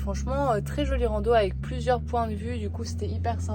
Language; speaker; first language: French; native; French